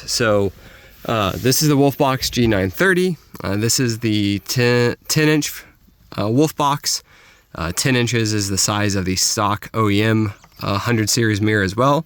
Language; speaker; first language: English; native; English